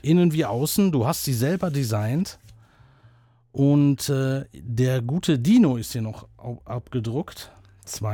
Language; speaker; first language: German; native; German